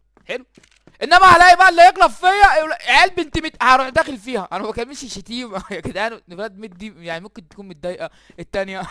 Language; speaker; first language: Arabic; native; Arabic